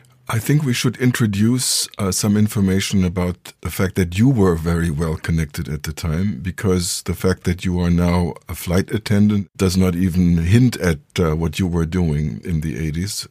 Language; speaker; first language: English; non-native, fluent; German